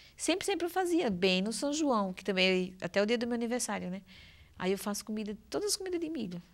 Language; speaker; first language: Portuguese; native; Portuguese